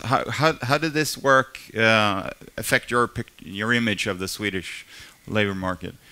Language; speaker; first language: English; non-native, fluent; Swedish